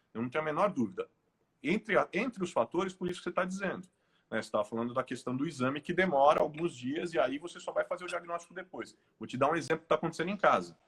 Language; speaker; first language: Portuguese; native; Portuguese